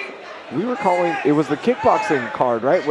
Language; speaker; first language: English; native; English